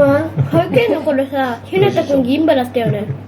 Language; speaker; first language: Japanese; native; Japanese